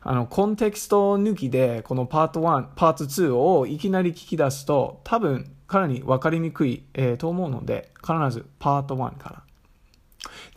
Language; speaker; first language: Japanese; non-native, fluent; English